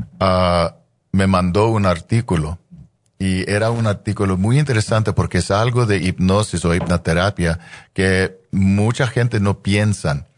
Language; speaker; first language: Spanish; non-native, fluent; English